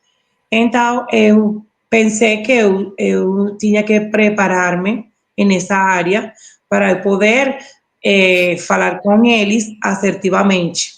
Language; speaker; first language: Portuguese; non-native, learner; Spanish